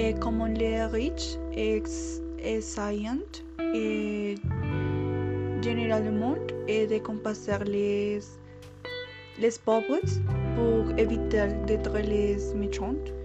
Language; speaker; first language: French; non-native, learner; Spanish